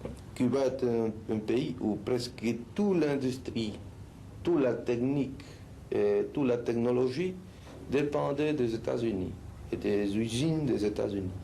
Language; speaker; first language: French; non-native, fluent; Spanish